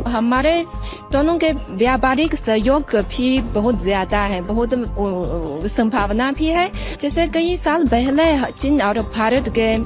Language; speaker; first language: Hindi; non-native, fluent; Chinese